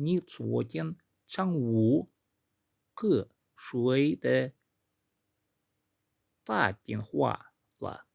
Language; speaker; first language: Chinese; non-native, fluent; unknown